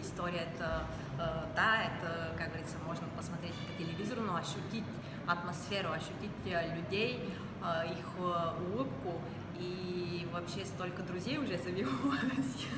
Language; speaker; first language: Russian; non-native, fluent; Bulgarian